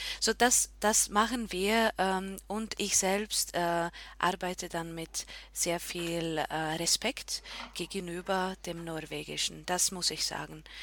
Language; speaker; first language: German; non-native, fluent; Slovak